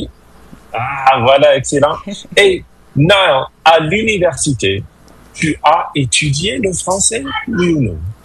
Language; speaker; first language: French; non-native, fluent; English